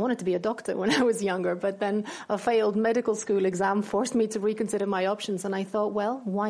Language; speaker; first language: English; non-native, fluent; Greek